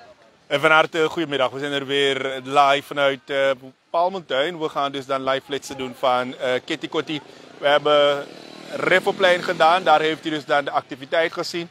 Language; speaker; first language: Dutch; native; Dutch